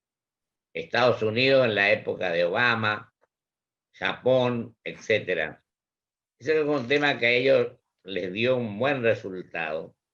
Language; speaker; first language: Spanish; native; Spanish